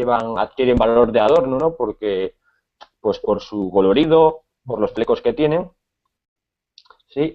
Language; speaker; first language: Spanish; native; Spanish